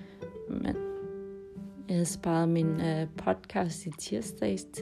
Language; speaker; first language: Danish; non-native, local second language; Kalaallisut